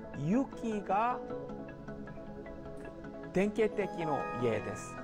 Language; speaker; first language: Japanese; non-native, learner; Korean